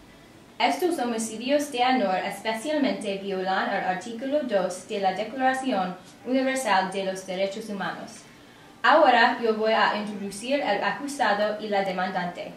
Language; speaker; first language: Spanish; non-native, learner; English